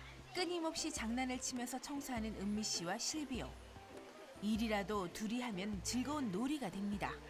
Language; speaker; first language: Korean; native; Korean